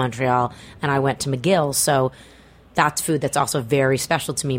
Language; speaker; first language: English; native; English